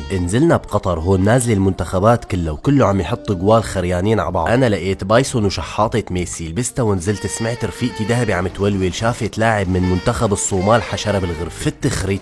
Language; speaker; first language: Arabic; native; Arabic